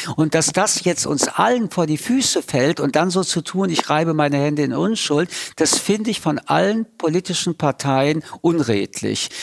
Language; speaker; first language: German; early bilingual, other home language; French